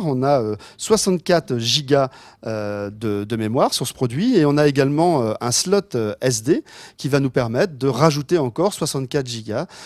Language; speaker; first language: French; native; French